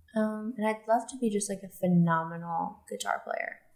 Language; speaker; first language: English; native; English